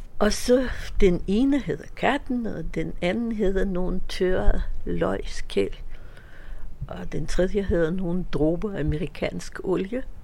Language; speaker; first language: Danish; non-native, fluent; Russian